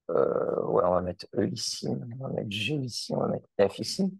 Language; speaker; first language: French; native; French